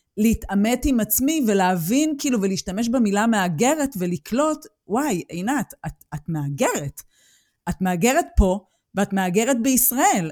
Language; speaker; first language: Hebrew; native; Hebrew